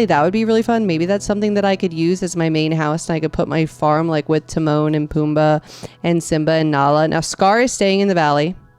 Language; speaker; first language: English; native; English